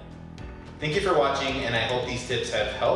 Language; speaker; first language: English; native; English